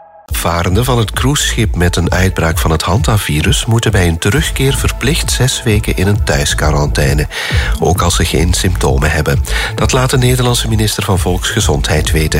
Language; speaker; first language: Dutch; native; Dutch